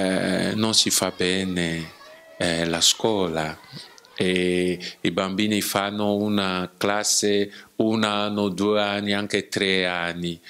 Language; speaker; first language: Italian; non-native, learner; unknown